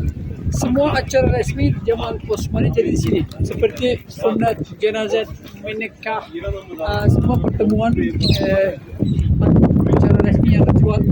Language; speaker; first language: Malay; non-native, fluent; Turkish